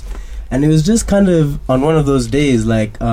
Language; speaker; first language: English; non-native, local second language; Ganda